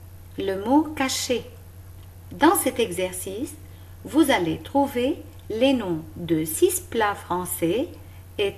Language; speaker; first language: French; non-native, local second language; Arabic